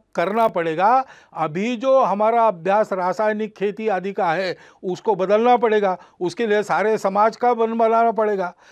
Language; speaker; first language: Hindi; non-native, local second language; Marathi